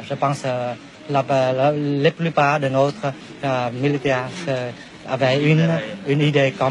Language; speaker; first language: French; non-native, local second language; Vietnamese